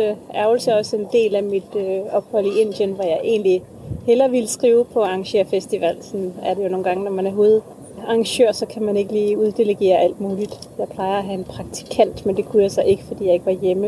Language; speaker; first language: Danish; native; Danish